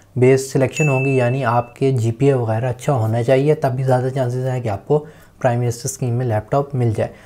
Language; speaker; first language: Urdu; native; Urdu